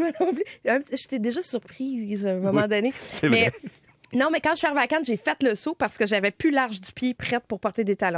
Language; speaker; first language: French; native; French